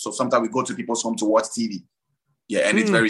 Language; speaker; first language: English; non-native, local second language; Ewe